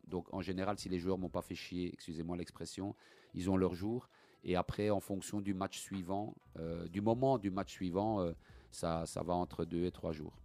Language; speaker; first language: French; early bilingual, other home language; Italian